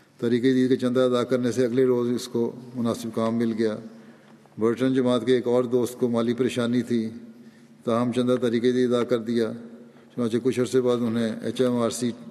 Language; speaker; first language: Urdu; native; Urdu